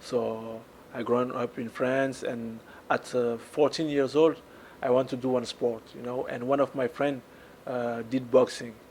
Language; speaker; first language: English; non-native, learner; French